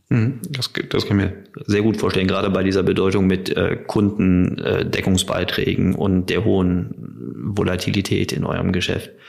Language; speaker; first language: German; native; German